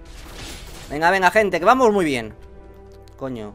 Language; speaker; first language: Spanish; native; Spanish